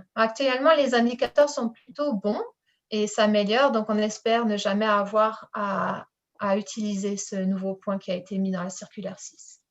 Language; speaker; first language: French; native; French